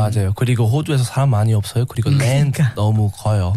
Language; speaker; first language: Korean; non-native, learner; English